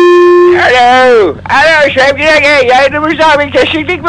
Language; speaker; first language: Turkish; native; Turkish